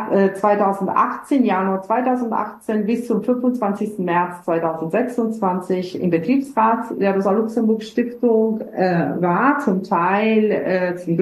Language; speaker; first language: German; non-native, fluent; Italian